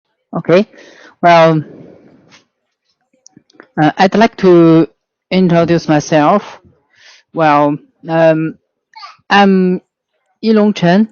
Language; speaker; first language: English; non-native, learner; Chinese